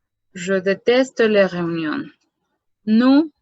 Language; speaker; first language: French; non-native, fluent; Spanish